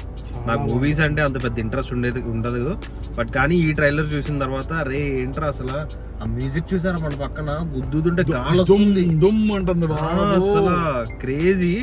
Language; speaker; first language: Telugu; native; Telugu